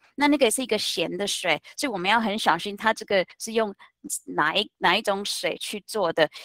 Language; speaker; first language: Chinese; non-native, fluent; Hindi